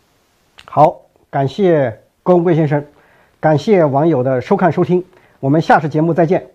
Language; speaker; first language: Chinese; native; Chinese